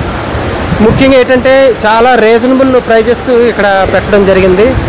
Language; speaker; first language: Telugu; native; Telugu